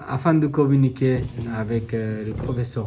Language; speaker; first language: French; non-native, learner; Bangla